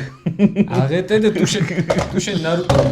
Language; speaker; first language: French; non-native, fluent; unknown